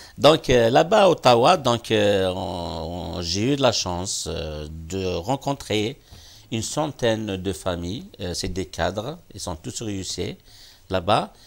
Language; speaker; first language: French; non-native, local second language; Kabyle